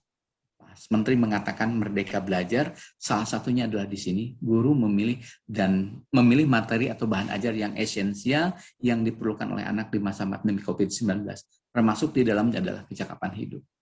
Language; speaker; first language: Indonesian; native; Indonesian